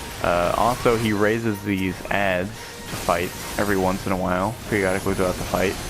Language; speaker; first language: English; native; English